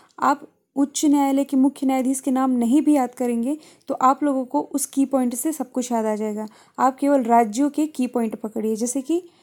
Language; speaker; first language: Hindi; native; Hindi